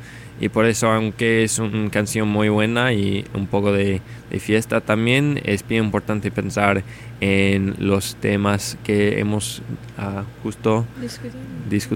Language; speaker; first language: Spanish; non-native, learner; English